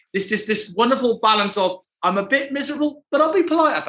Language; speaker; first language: English; native; English